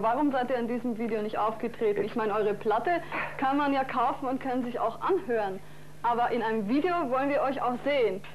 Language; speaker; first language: German; native; German